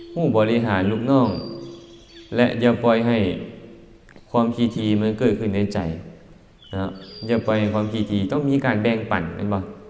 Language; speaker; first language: Thai; non-native, local second language; Northeastern Thai